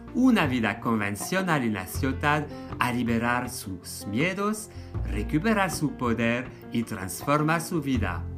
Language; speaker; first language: Spanish; non-native, fluent; French